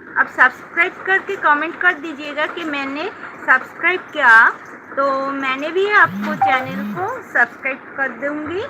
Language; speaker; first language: Hindi; non-native, local second language; Bangla